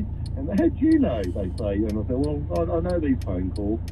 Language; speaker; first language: English; native; English